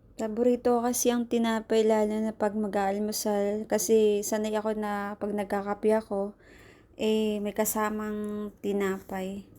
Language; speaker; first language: Filipino; native; Filipino